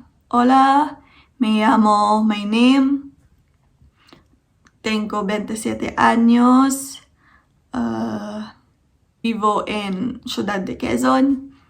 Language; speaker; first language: Spanish; non-native, learner; Filipino